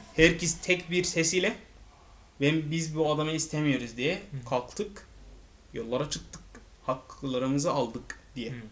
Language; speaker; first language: Turkish; non-native, fluent; Arabic